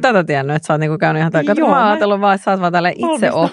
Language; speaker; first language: Finnish; native; Finnish